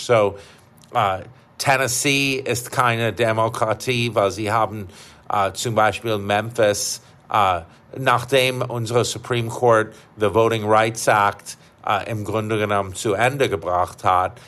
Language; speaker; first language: German; non-native, fluent; English